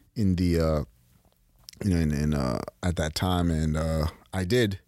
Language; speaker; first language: English; early bilingual, other home language; Haitian Creole